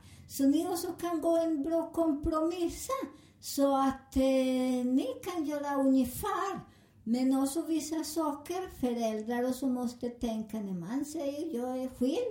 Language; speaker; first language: Swedish; non-native, learner; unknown